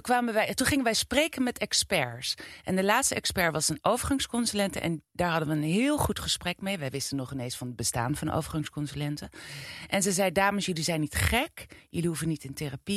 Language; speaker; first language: Dutch; native; Dutch